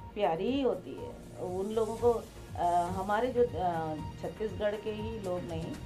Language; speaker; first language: Hindi; native; Hindi